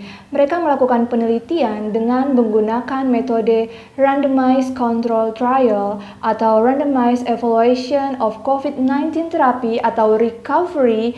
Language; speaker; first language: Indonesian; native; Indonesian